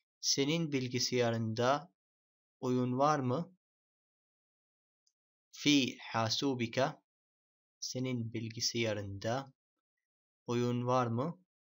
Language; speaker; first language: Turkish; non-native, fluent; Arabic